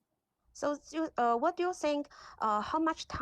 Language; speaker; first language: English; non-native, learner; Chinese